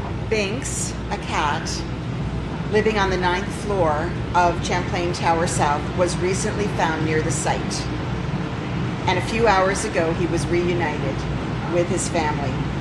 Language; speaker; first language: English; native; English